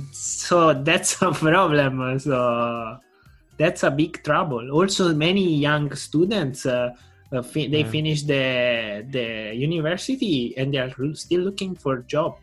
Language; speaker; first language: English; non-native, learner; Italian